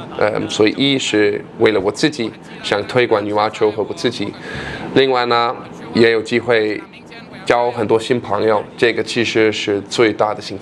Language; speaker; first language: Chinese; non-native, fluent; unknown